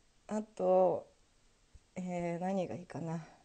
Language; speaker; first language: Japanese; early bilingual, heritage; Japanese